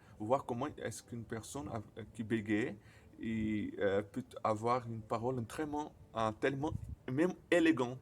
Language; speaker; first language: French; non-native, learner; Portuguese